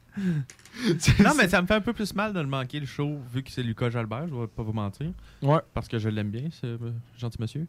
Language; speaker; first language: French; native; French